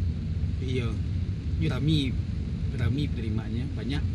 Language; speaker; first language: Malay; non-native, local second language; Minangkabau